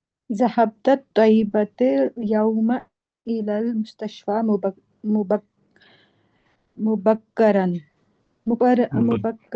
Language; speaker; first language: Arabic; non-native, learner; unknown